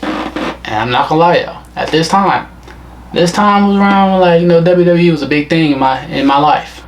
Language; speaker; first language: English; native; English